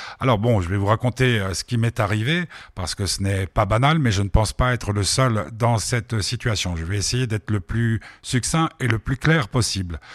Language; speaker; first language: French; native; French